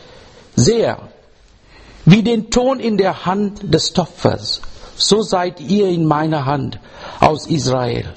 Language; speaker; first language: German; non-native, learner; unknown